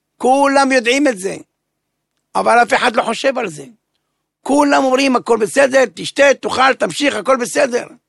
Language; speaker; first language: Hebrew; native; Hebrew